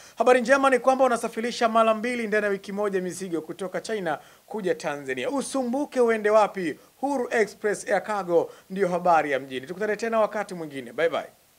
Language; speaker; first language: Swahili; native; Swahili